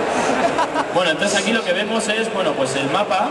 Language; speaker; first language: Spanish; native; Spanish